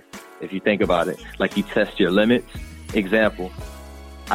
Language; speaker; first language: English; native; English